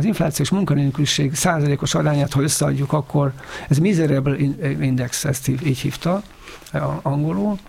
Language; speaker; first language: Hungarian; native; Hungarian